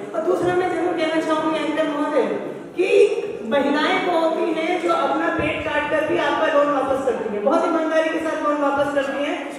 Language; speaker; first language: Hindi; native; Hindi